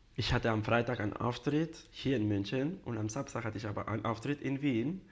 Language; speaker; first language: German; non-native, fluent; Spanish